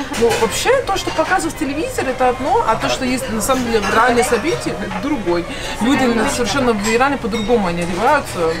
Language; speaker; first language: Russian; non-native, fluent; Persian